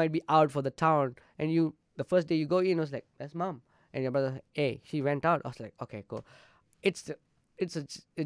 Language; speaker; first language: English; non-native, local second language; Tamil